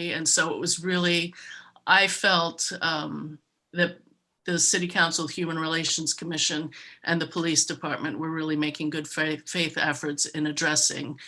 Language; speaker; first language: English; native; English